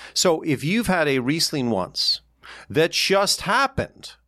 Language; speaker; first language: English; native; English